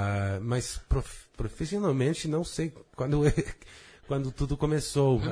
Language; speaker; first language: Portuguese; non-native, fluent; English